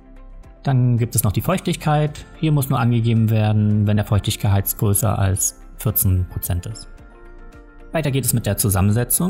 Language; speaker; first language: German; native; German